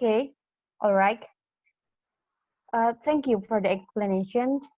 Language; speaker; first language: English; non-native, learner; Indonesian